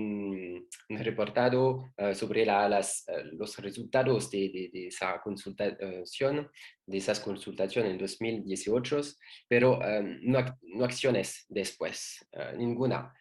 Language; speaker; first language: Spanish; non-native, learner; French